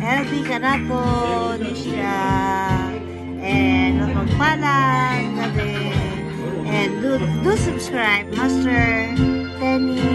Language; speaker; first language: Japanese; non-native, fluent; Filipino